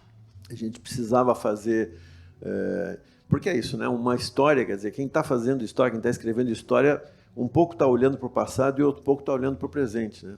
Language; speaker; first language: Portuguese; native; Portuguese